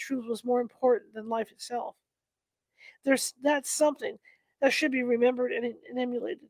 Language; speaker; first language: English; native; English